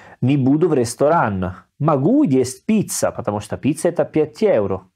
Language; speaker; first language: Russian; non-native, learner; Italian